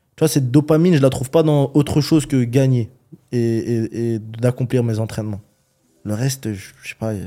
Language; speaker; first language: French; early bilingual, other home language; Chechen